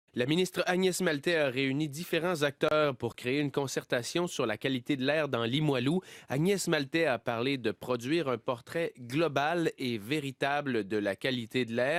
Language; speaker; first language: French; native; French